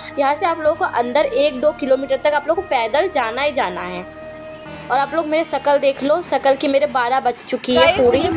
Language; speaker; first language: Hindi; non-native, local second language; Bangla